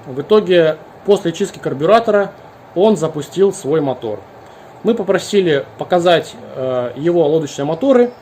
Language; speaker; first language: Russian; native; Russian